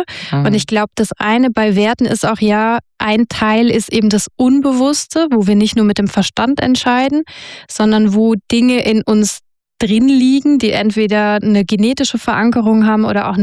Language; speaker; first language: German; native; German